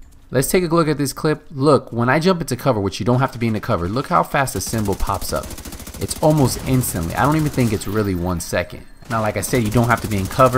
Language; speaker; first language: English; native; English